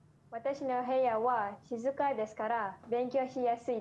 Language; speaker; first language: Japanese; non-native, learner; Malay